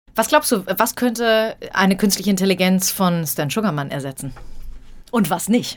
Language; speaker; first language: German; native; German